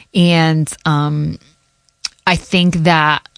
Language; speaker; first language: English; early bilingual, other home language; Portuguese